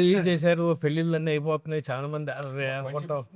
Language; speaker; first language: Telugu; native; Telugu